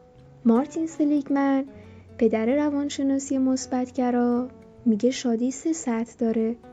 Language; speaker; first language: Persian; native; Persian